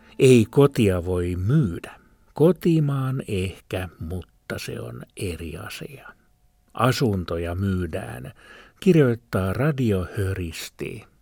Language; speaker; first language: Finnish; native; Finnish